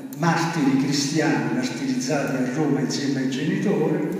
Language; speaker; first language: Italian; native; Italian